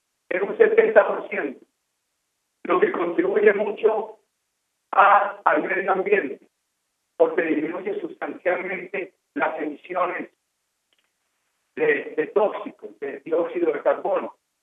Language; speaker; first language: Spanish; native; Spanish